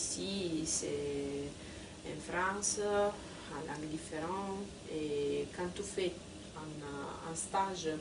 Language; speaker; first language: French; non-native, fluent; Italian